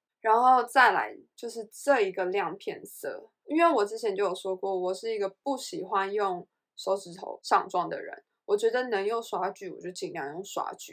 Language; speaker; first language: Chinese; native; Chinese